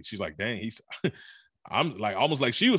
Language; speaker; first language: English; native; English